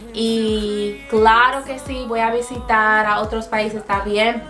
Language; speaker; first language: Spanish; non-native, fluent; English